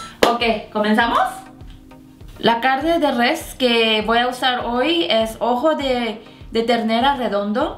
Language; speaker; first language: Spanish; non-native, fluent; Korean